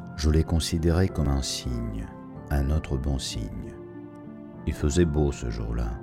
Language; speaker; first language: French; non-native, fluent; Russian